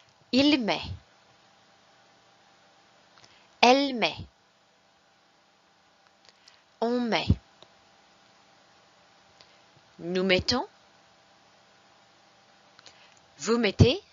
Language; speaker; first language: French; non-native, fluent; English